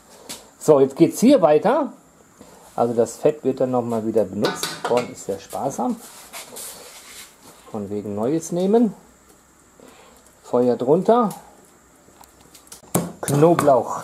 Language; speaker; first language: German; native; German